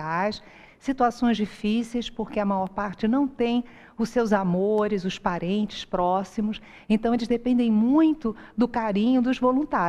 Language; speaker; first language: Portuguese; native; Portuguese